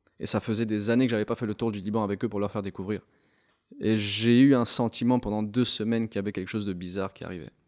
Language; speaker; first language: French; non-native, local second language; Arabic